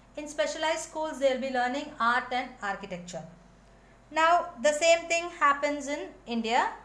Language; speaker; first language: English; non-native, local second language; Tamil